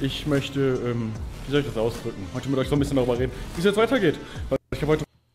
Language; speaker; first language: German; native; German